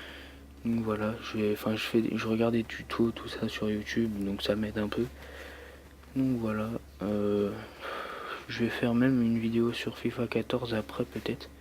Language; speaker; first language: French; native; French